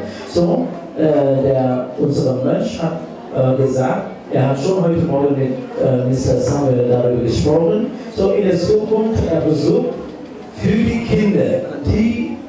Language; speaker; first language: German; non-native, fluent; Sinhala